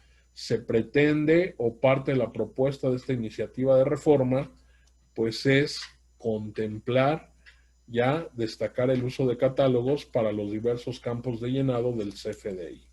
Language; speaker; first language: Spanish; native; Spanish